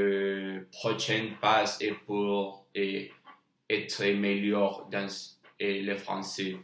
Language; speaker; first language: French; non-native, learner; Spanish